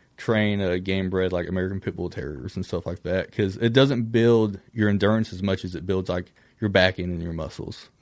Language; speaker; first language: English; native; English